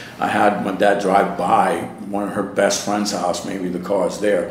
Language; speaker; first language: English; native; English